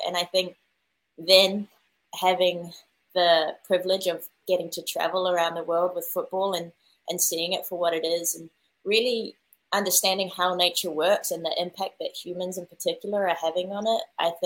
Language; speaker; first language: English; native; English